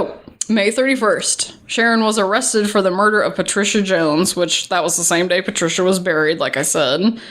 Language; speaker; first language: English; native; English